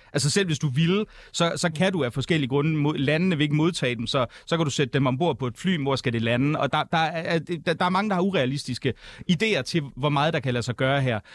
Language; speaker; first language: Danish; native; Danish